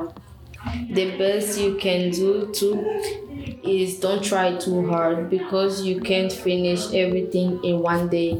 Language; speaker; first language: English; non-native, learner; Rundi